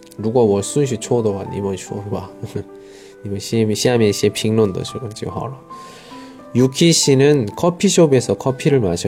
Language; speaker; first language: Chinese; non-native, learner; Korean